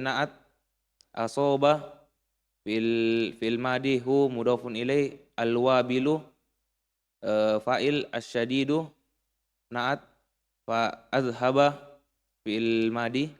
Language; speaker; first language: Arabic; non-native, learner; Indonesian